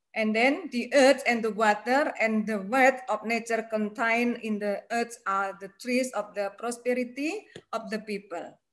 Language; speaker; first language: English; non-native, learner; Indonesian